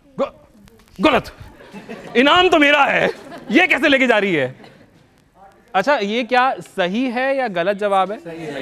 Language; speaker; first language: Hindi; native; Hindi